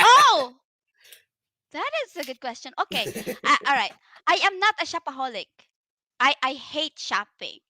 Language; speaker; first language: English; non-native, local second language; Filipino